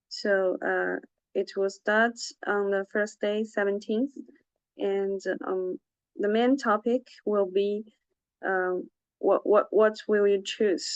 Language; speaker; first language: English; non-native, fluent; Chinese